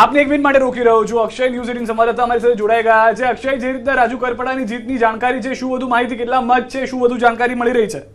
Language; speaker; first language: Gujarati; native; Gujarati